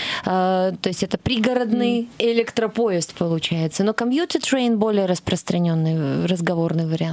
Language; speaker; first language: Russian; native; Russian